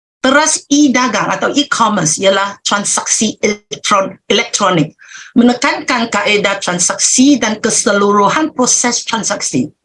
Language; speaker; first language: Malay; non-native, local second language; Chinese